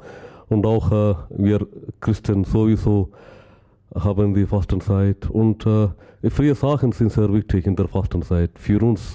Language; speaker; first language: German; non-native, learner; Malayalam